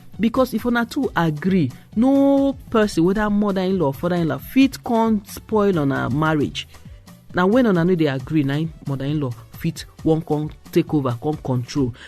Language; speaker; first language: Nigerian Pidgin; non-native, local second language; Igbo